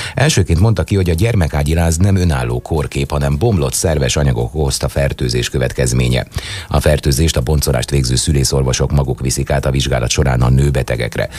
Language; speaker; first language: Hungarian; native; Hungarian